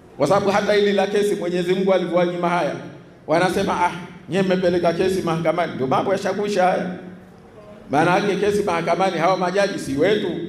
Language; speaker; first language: Swahili; native; Swahili